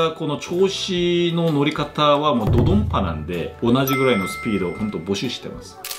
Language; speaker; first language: Japanese; non-native, fluent; Korean